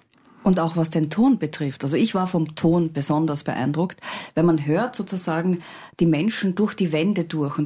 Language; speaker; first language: German; native; German